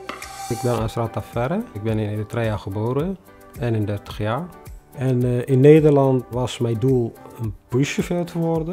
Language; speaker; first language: Dutch; non-native, fluent; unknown